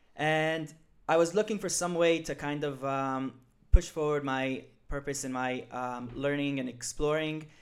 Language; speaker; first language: English; early bilingual, other home language; Hebrew